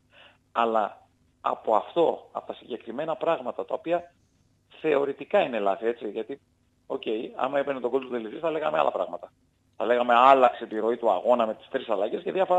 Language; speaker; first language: Greek; native; Greek